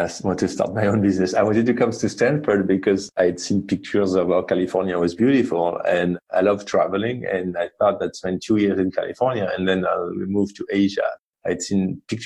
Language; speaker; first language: English; non-native, fluent; French